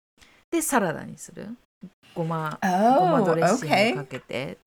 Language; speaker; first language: Japanese; native; Japanese